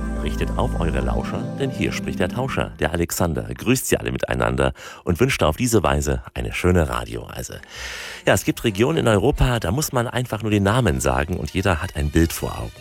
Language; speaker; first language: German; native; German